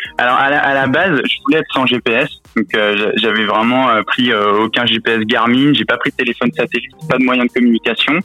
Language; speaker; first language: French; native; French